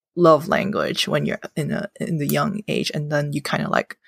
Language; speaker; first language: English; non-native, local second language; Cantonese